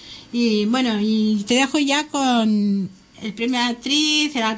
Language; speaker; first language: Spanish; native; Spanish